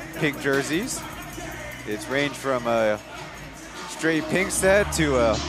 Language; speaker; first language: English; early bilingual, other home language; Chinese